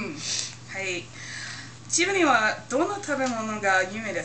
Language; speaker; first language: Japanese; non-native, learner; English